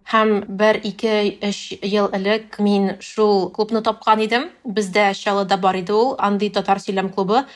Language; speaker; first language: Tatar; non-native, local second language; Russian